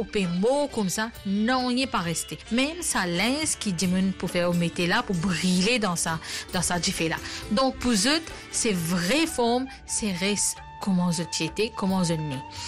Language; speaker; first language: French; native; French